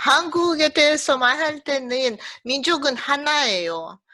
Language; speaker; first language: Korean; early bilingual, heritage; Russian